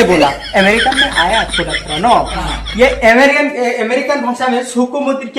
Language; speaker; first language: Hindi; non-native, local second language; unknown